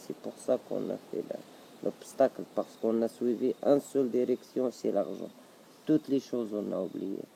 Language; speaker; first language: French; non-native, local second language; Arabic